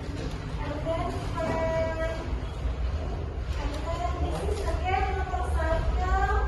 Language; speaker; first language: English; non-native, fluent; Indonesian